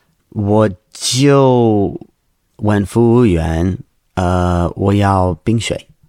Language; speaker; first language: Chinese; non-native, learner; English